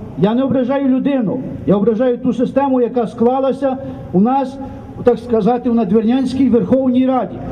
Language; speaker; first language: Ukrainian; native; Ukrainian